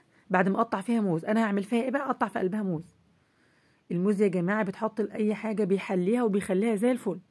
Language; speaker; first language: Arabic; native; Arabic